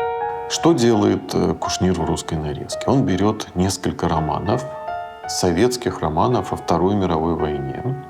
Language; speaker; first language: Russian; native; Russian